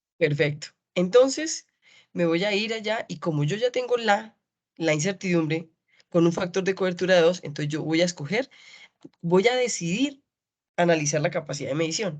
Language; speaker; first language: Spanish; native; Spanish